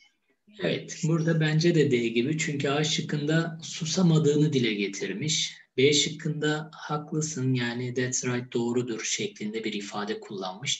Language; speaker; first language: Turkish; native; Turkish